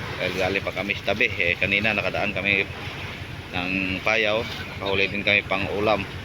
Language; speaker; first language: Filipino; non-native, local second language; Cebuano